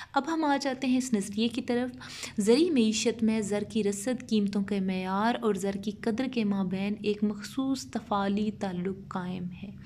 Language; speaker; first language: Urdu; non-native, local second language; Punjabi